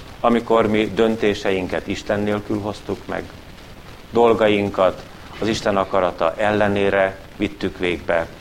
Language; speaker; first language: Hungarian; native; Hungarian